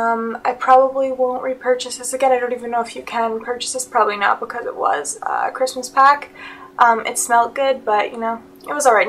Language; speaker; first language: English; native; English